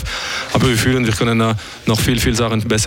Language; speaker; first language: German; non-native, learner; French